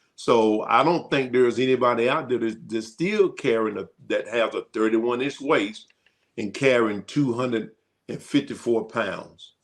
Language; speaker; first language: English; native; English